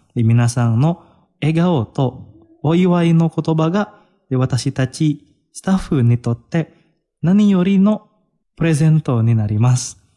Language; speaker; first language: Japanese; non-native, fluent; Indonesian